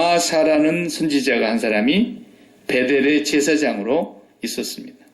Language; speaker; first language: Korean; native; Korean